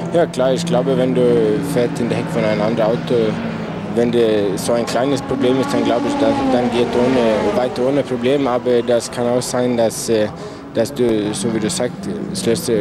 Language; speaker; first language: German; non-native, learner; Swedish